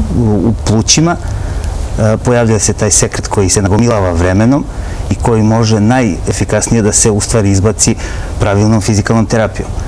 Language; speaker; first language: Serbian; native; Serbian